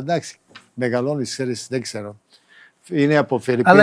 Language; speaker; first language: Greek; non-native, fluent; Serbian